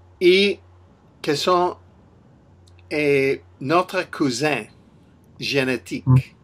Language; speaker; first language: French; non-native, learner; English